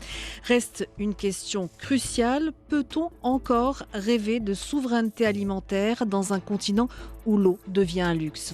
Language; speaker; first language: French; non-native, local second language; Arabic